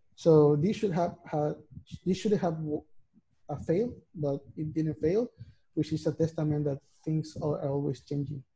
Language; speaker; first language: English; non-native, fluent; Spanish